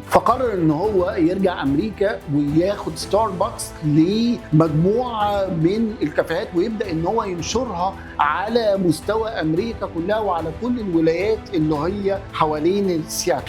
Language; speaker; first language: Arabic; native; Arabic